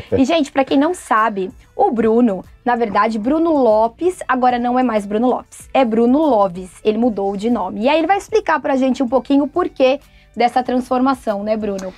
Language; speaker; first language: Portuguese; native; Portuguese